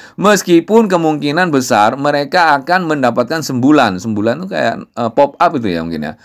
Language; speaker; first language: Indonesian; non-native, local second language; Javanese